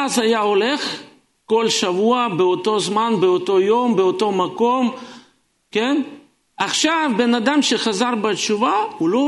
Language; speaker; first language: Hebrew; non-native, fluent; Russian